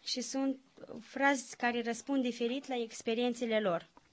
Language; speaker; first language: Romanian; native; Romanian